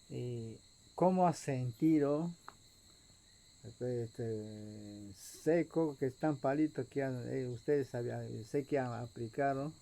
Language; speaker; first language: Spanish; non-native, local second language; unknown